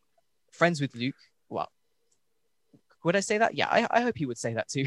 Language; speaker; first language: English; native; English